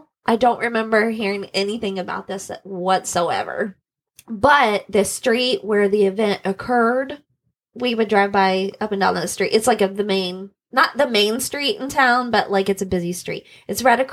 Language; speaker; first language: English; native; English